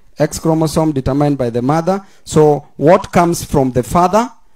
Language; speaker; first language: English; non-native, local second language; Luo (Kenya and Tanzania)